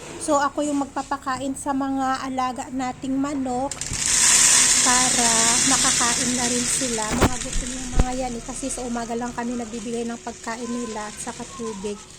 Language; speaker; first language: Filipino; native; Filipino